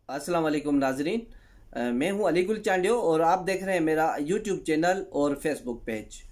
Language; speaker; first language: Urdu; non-native, local second language; Sindhi